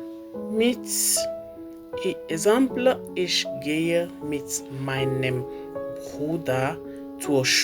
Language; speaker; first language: German; non-native, fluent; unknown